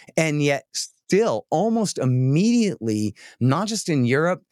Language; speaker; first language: English; native; English